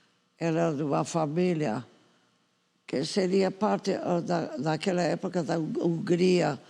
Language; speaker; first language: Portuguese; non-native, fluent; English